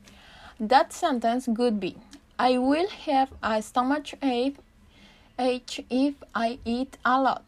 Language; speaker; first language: English; non-native, learner; Spanish